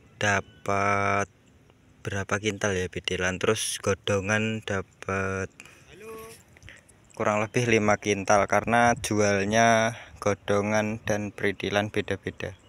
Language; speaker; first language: Indonesian; non-native, local second language; Javanese